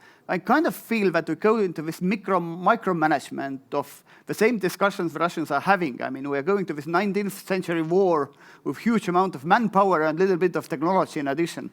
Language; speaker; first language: English; non-native, fluent; Estonian